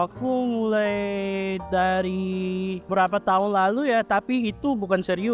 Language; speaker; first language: Indonesian; non-native, fluent; Filipino